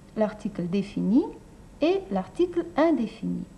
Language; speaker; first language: French; non-native, fluent; Russian